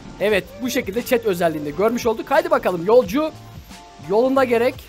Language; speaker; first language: Turkish; native; Turkish